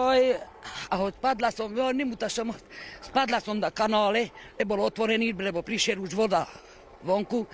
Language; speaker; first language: Slovak; non-native, local second language; Hungarian